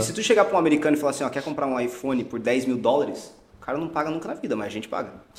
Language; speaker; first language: Portuguese; early bilingual, heritage; Portuguese